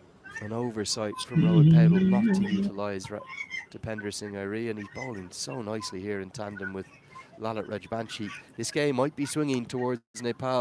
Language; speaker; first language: English; native; English